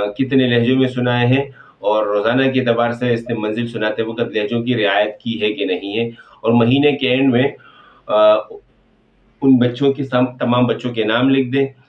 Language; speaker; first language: Urdu; non-native, local second language; Pashto